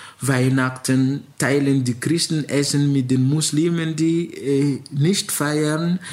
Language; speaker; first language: German; non-native, fluent; Mossi